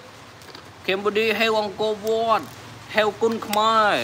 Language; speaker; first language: English; non-native, learner; Khmer